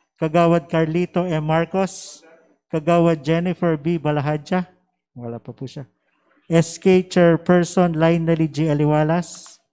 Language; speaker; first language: Filipino; native; Filipino